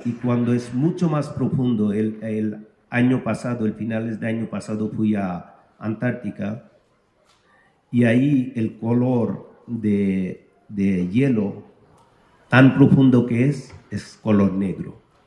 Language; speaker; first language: Spanish; non-native, fluent; Bangla